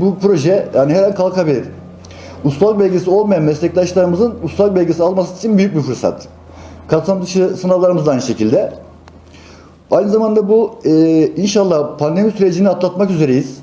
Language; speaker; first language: Turkish; native; Turkish